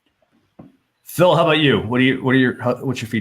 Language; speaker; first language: English; native; English